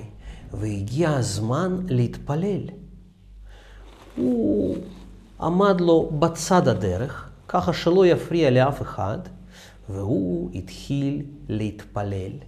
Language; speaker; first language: Hebrew; non-native, fluent; Russian